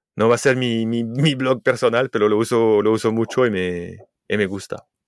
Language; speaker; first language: Spanish; non-native, fluent; French